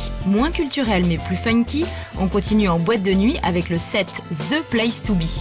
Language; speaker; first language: French; native; French